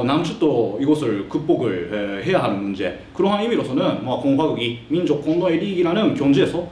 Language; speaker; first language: Korean; early bilingual, heritage; Korean